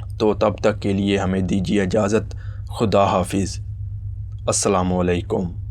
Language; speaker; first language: Urdu; native; Urdu